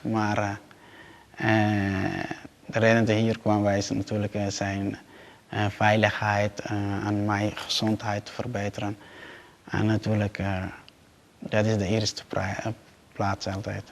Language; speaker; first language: Dutch; non-native, learner; Somali